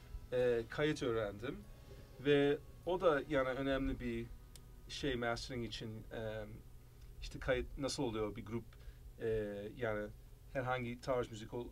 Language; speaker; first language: Turkish; early bilingual, heritage; Turkish